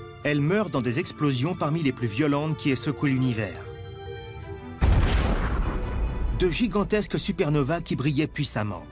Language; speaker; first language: French; native; French